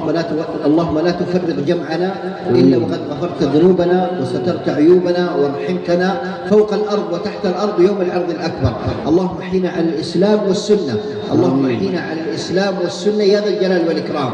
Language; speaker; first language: Arabic; native; Arabic